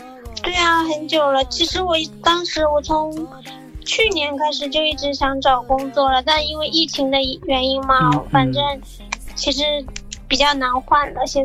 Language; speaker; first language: Chinese; native; Chinese